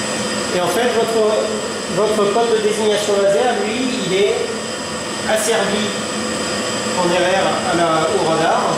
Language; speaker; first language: French; native; French